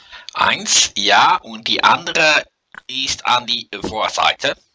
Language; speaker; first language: German; non-native, learner; Dutch